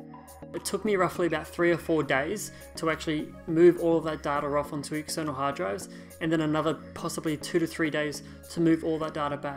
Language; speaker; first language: English; native; English